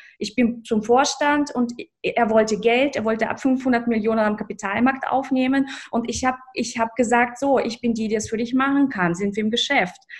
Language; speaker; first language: German; early bilingual, other home language; Russian